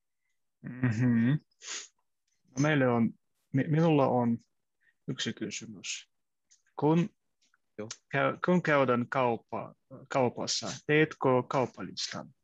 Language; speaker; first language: Finnish; non-native, learner; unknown